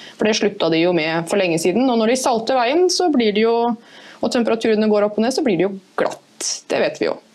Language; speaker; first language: Norwegian; native; Norwegian